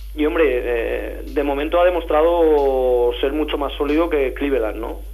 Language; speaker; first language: Spanish; native; Spanish